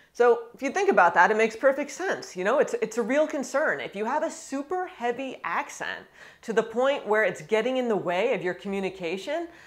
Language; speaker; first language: English; native; English